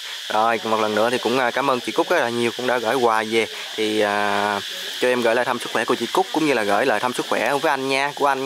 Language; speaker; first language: Vietnamese; native; Vietnamese